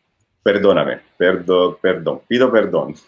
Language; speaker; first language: Spanish; non-native, fluent; Italian